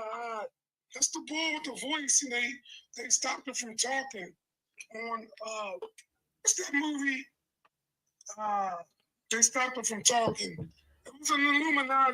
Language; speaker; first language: English; native; English